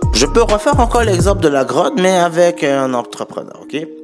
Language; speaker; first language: French; native; French